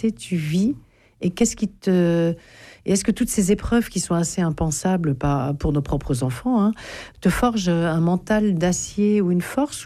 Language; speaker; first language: French; native; French